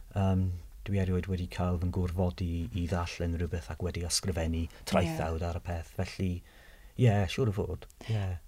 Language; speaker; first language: Welsh; non-native, fluent; English